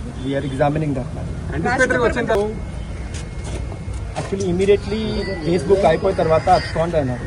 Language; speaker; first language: Telugu; non-native, learner; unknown